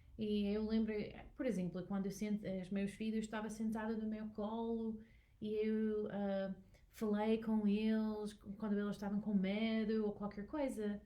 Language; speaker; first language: Portuguese; non-native, learner; English